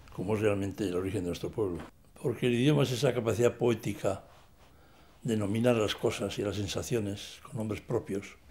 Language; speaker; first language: Spanish; non-native, local second language; Basque